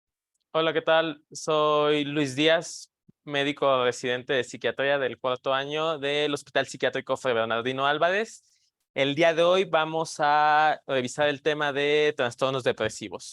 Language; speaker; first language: Spanish; native; Spanish